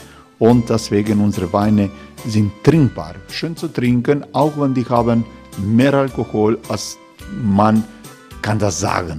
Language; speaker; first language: German; non-native, learner; Croatian